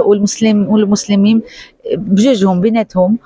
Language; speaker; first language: Arabic; native; Arabic